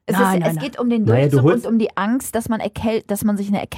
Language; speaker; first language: German; native; German